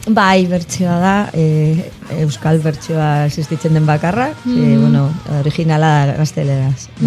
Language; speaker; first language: Basque; non-native, local second language; Spanish